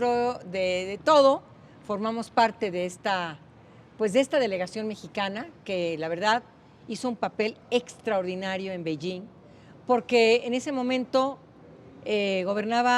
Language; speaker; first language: Spanish; native; Spanish